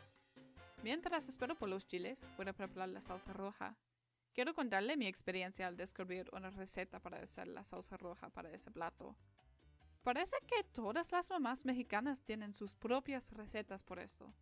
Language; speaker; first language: Spanish; non-native, learner; English